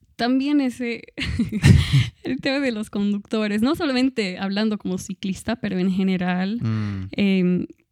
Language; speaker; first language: Spanish; non-native, fluent; English